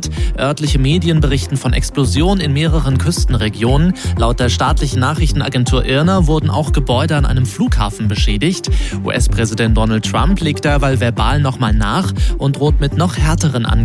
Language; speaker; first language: German; native; German